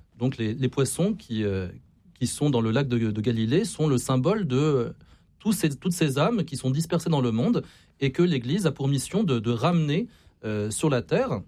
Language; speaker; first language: French; native; French